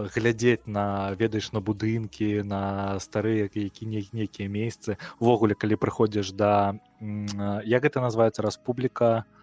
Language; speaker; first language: Belarusian; non-native, local second language; Russian